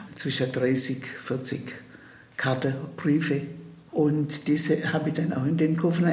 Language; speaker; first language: German; native; German